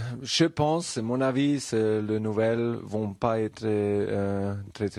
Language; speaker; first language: French; non-native, learner; German